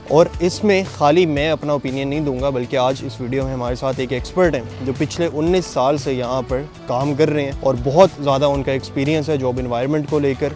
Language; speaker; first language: Urdu; native; Urdu